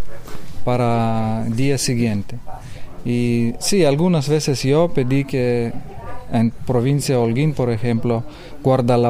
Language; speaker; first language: Spanish; non-native, learner; Lithuanian